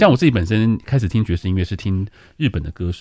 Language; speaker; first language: Chinese; native; Chinese